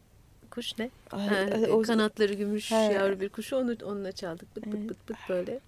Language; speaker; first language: Turkish; native; Turkish